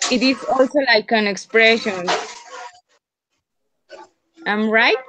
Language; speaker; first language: English; non-native, fluent; Spanish